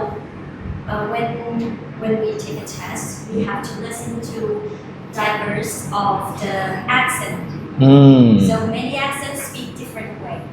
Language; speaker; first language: English; non-native, learner; Malay